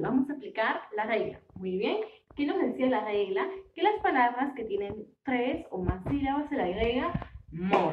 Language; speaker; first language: Spanish; native; Spanish